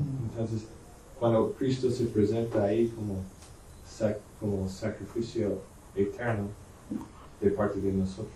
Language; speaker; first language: Spanish; non-native, learner; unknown